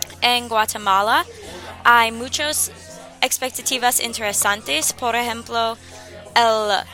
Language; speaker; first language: Spanish; non-native, learner; English